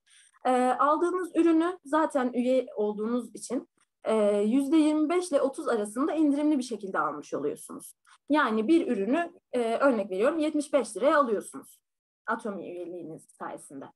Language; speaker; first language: Turkish; native; Turkish